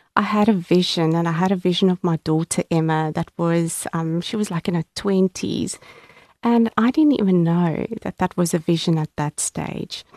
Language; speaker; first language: English; native; English